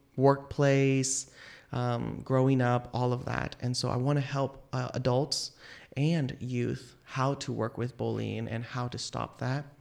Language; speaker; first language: English; native; English